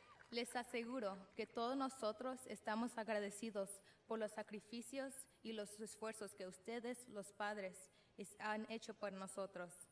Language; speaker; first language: Spanish; early bilingual, heritage; Spanish